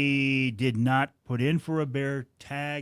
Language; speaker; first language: English; native; English